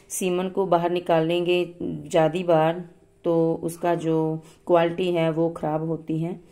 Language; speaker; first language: Hindi; non-native, local second language; Punjabi